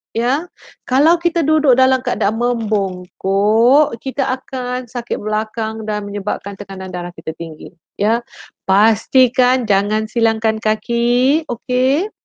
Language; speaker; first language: Malay; native; Malay